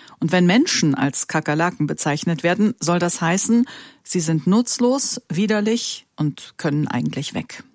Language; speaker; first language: German; native; German